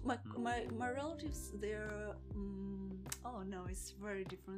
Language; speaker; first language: English; non-native, fluent; Russian